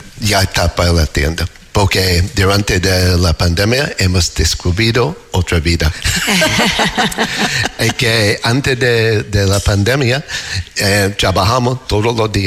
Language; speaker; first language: Spanish; non-native, learner; English